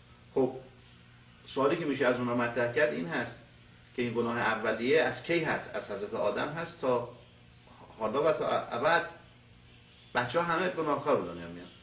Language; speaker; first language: Persian; native; Persian